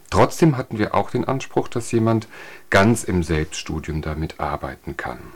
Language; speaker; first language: German; native; German